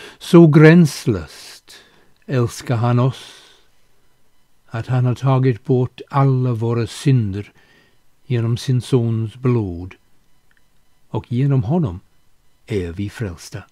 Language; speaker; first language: Swedish; non-native, fluent; English